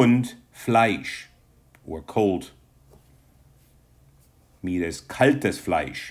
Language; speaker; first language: German; non-native, fluent; English